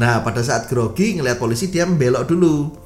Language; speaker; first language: Indonesian; native; Indonesian